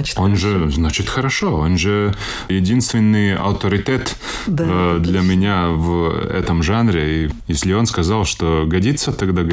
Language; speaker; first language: Russian; non-native, local second language; Latvian